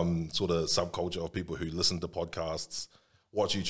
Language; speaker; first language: English; native; English